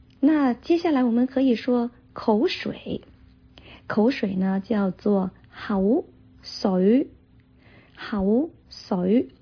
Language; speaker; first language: Chinese; non-native, local second language; Cantonese